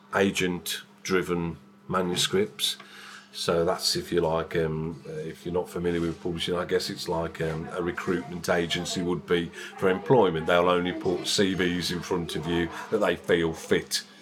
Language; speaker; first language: English; native; English